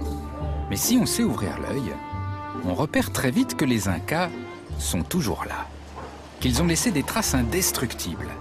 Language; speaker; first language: French; native; French